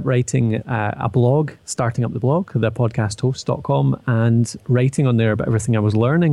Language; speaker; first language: English; native; English